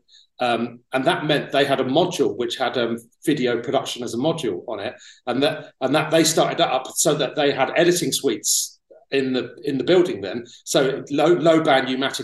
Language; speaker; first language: English; native; English